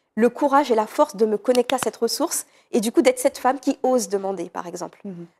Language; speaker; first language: French; native; French